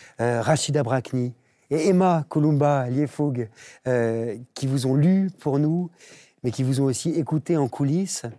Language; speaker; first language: French; native; French